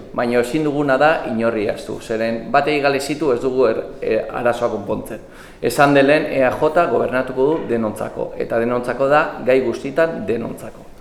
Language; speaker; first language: Basque; native; Basque